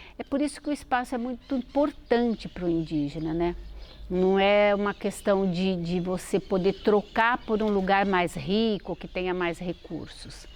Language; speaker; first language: Portuguese; native; Portuguese